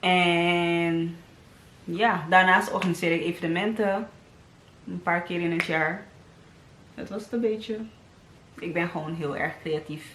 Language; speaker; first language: Dutch; early bilingual, other home language; Papiamento